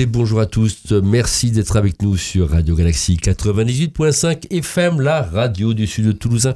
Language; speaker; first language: French; native; French